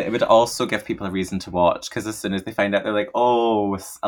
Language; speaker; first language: English; native; English